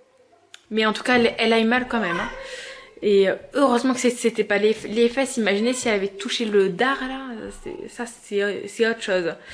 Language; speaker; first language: French; native; French